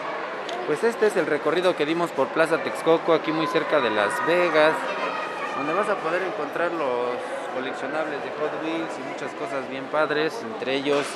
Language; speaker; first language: Spanish; native; Spanish